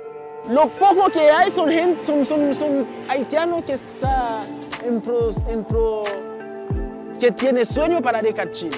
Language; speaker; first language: Spanish; non-native, learner; Haitian Creole